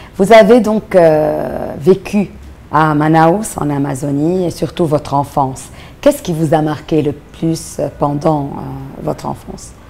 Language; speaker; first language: French; non-native, local second language; Arabic